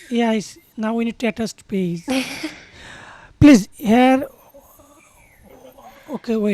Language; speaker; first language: English; non-native, learner; Bangla